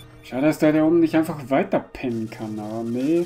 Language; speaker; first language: German; native; German